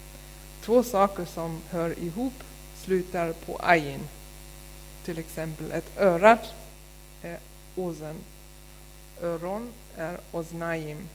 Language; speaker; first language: Swedish; non-native, fluent; German